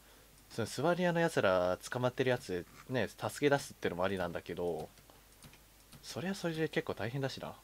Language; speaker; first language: Japanese; native; Japanese